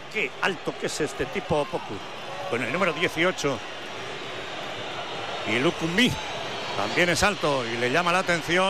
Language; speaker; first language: Spanish; native; Spanish